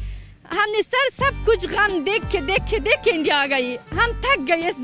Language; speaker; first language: Hindi; non-native, learner; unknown